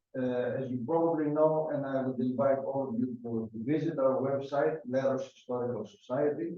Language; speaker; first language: English; non-native, fluent; Greek